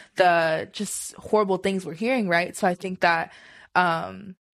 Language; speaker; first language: English; early bilingual, other home language; Yoruba